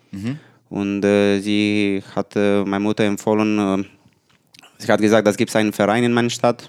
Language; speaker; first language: German; non-native, learner; Romanian